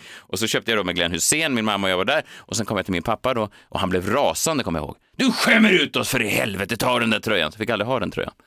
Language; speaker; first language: Swedish; native; Swedish